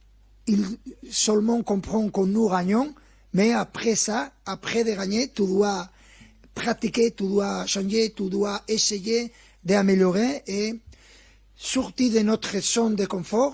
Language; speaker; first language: French; non-native, fluent; Spanish